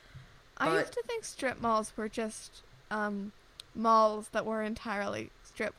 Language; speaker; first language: English; native; English